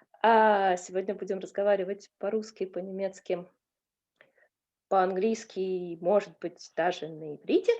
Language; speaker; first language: Russian; native; Russian